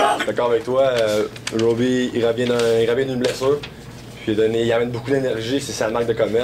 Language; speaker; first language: French; native; French